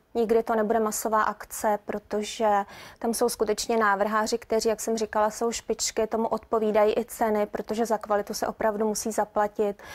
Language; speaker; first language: Czech; native; Czech